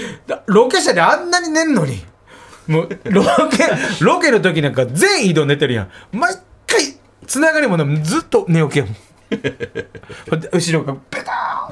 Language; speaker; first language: Japanese; native; Japanese